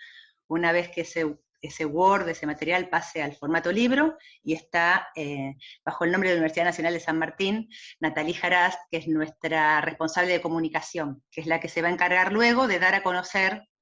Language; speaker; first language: Spanish; native; Spanish